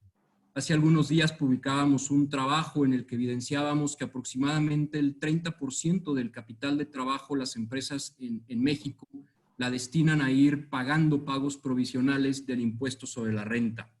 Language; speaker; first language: Spanish; native; Spanish